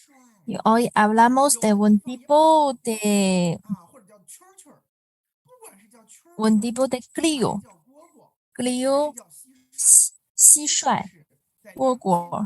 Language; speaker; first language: Spanish; non-native, fluent; Chinese